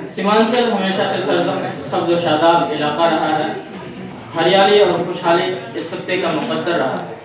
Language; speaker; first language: Urdu; native; Urdu